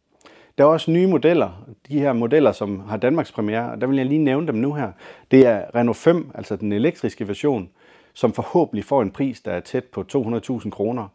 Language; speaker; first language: Danish; native; Danish